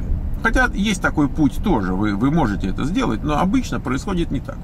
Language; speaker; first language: Russian; native; Russian